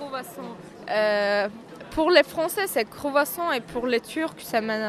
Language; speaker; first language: French; non-native, learner; Turkish